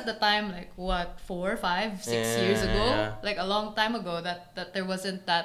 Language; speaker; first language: English; non-native, local second language; Cebuano